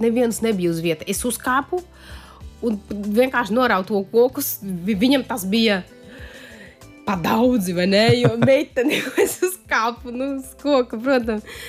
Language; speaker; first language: Latvian; non-native, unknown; Portuguese